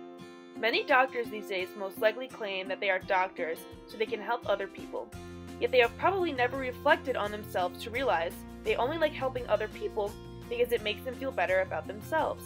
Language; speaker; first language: English; native; English